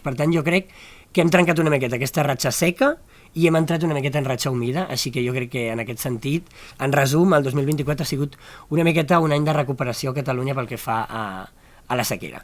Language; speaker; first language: Catalan; native; Catalan